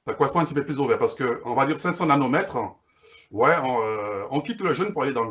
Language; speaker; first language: French; native; French